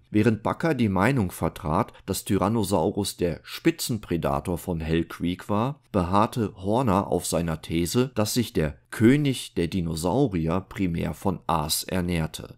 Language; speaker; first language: German; native; German